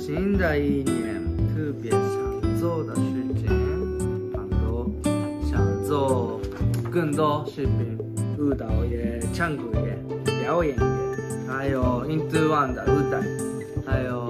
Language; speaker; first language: Chinese; non-native, learner; Japanese